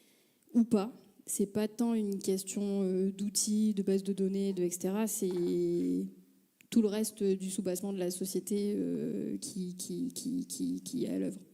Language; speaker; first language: French; native; French